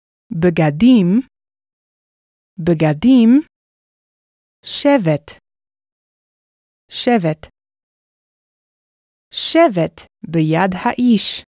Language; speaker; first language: Hebrew; non-native, fluent; English